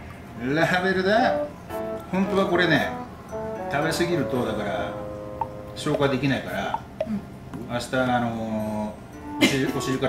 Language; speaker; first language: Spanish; non-native, learner; Japanese